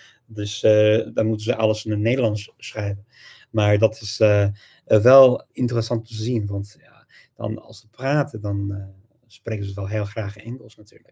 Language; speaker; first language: Dutch; non-native, fluent; English